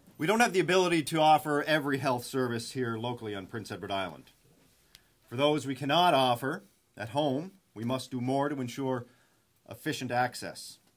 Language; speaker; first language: English; native; English